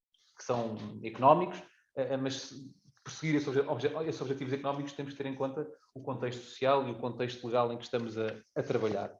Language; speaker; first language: Portuguese; native; Portuguese